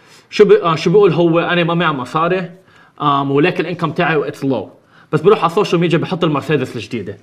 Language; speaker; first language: Arabic; early bilingual, other home language; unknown